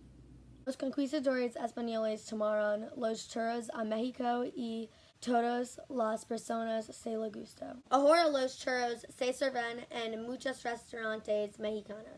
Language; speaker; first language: Spanish; non-native, learner; English